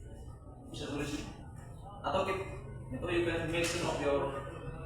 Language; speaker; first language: English; non-native, learner; Indonesian